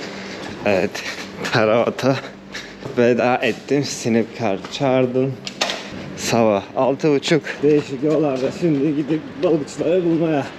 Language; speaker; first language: Turkish; native; Turkish